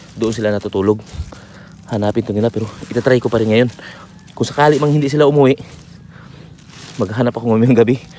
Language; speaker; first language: Filipino; non-native, local second language; Cebuano